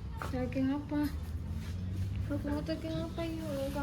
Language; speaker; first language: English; non-native, learner; Indonesian